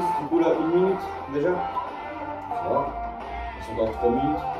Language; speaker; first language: French; native; French